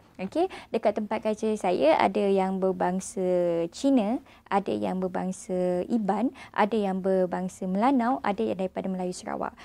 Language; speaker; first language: Malay; non-native, local second language; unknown